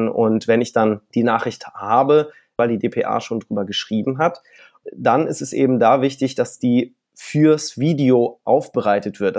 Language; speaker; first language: German; native; German